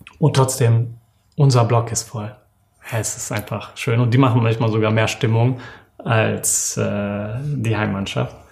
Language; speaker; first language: German; early bilingual, other home language; Serbian